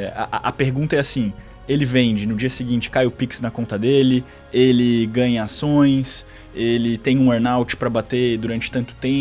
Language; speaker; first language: Portuguese; native; Portuguese